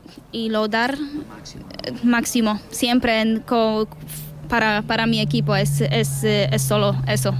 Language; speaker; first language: Spanish; non-native, learner; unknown